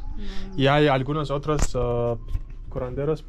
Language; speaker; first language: Spanish; non-native, learner; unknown